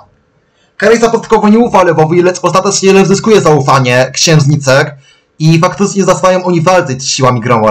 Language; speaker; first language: Polish; native; Polish